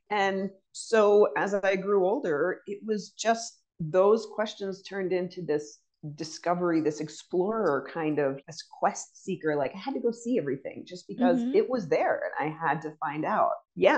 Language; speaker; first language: English; native; English